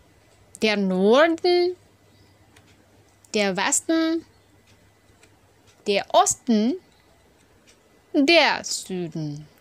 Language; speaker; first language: German; non-native, learner; Indonesian